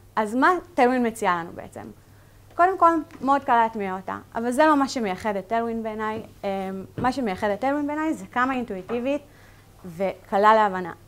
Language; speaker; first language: Hebrew; native; Hebrew